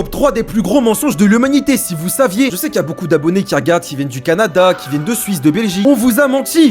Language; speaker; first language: French; native; French